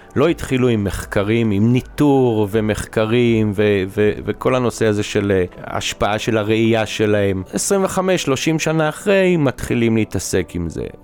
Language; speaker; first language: Hebrew; native; Hebrew